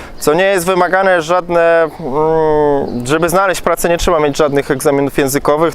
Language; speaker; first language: Polish; native; Polish